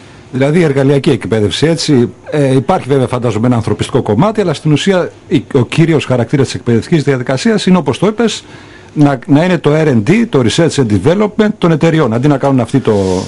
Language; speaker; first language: Greek; native; Greek